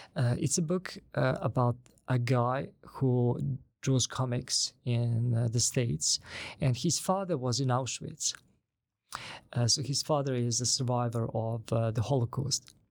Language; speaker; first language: English; non-native, fluent; Bosnian